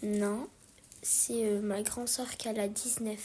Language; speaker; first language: French; early bilingual, other home language; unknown